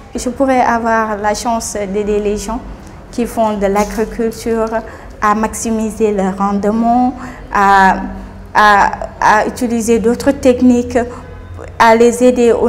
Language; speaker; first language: French; non-native, local second language; Wolof